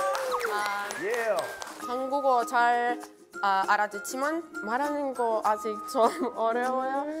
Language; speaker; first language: Korean; non-native, learner; Finnish